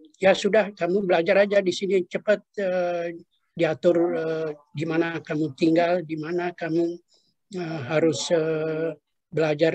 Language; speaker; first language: Indonesian; non-native, local second language; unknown